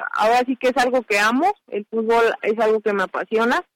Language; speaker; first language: Spanish; native; Spanish